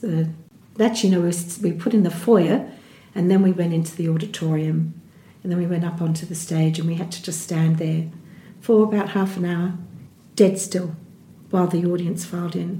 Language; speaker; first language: English; native; English